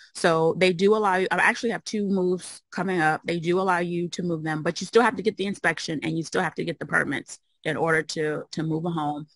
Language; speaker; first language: English; native; English